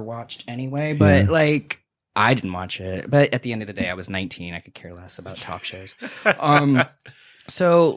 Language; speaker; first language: English; native; English